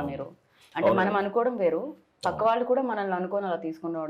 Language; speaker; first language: Telugu; native; Telugu